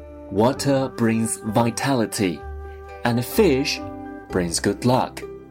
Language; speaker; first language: English; non-native, fluent; Chinese